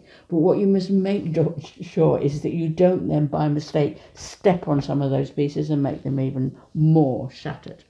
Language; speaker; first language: English; native; English